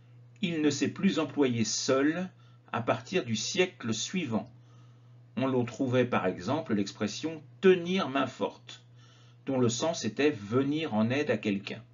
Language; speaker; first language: French; native; French